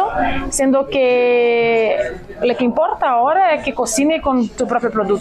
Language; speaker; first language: Spanish; non-native, fluent; Portuguese